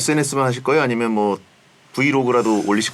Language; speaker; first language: Korean; native; Korean